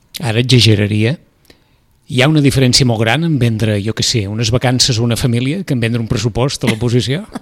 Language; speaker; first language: Catalan; native; Catalan